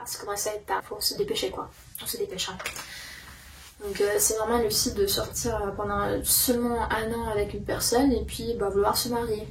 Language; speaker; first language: French; non-native, fluent; Russian